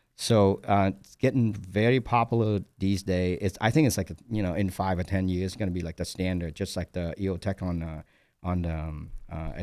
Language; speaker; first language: English; non-native, fluent; Vietnamese